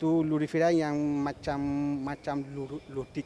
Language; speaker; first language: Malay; non-native, learner; Rohingya